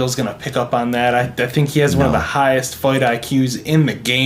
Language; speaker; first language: English; native; English